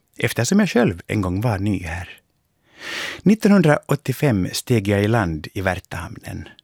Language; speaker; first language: Swedish; native; Swedish